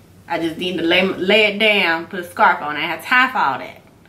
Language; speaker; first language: English; native; English